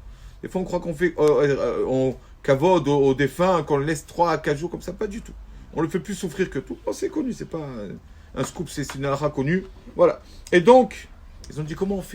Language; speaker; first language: French; native; French